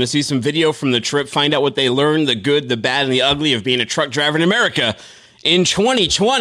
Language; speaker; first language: English; native; English